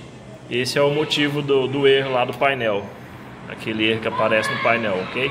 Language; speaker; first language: Portuguese; native; Portuguese